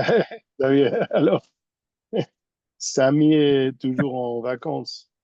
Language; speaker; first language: French; non-native, fluent; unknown